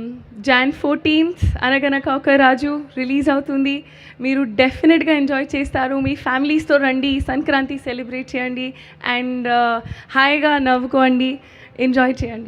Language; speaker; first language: Telugu; non-native, learner; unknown